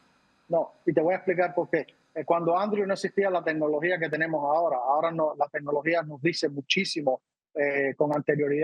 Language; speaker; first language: Spanish; native; Spanish